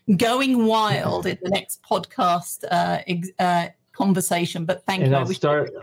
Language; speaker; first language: English; native; English